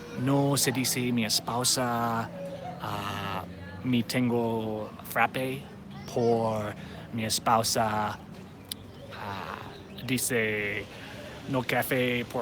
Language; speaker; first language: Spanish; non-native, learner; English